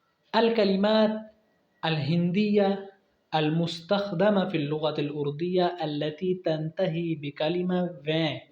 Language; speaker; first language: Arabic; non-native, fluent; Urdu